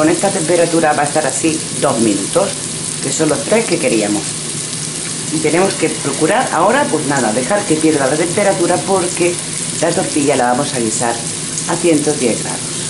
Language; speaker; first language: Spanish; native; Spanish